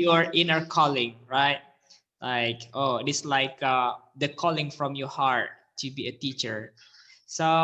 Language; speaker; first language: English; non-native, learner; Indonesian